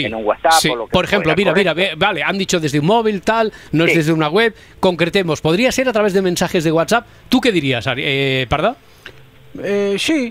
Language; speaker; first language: Spanish; native; Spanish